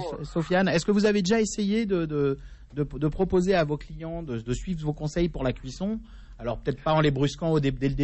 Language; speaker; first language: French; native; French